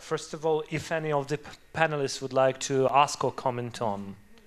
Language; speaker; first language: English; non-native, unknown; Ukrainian